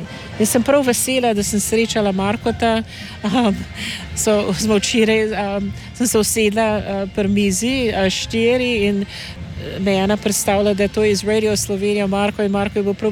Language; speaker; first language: Slovenian; early bilingual, heritage; English